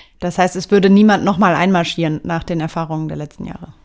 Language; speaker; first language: German; native; German